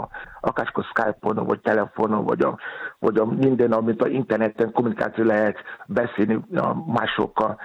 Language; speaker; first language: Hungarian; non-native, fluent; Yoruba